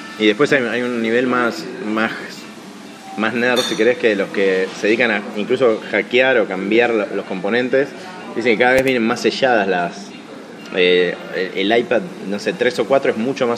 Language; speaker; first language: Spanish; native; Spanish